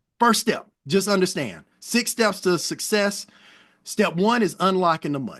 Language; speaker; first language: English; native; English